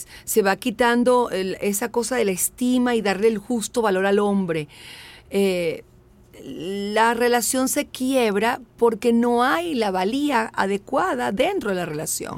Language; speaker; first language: Spanish; native; Spanish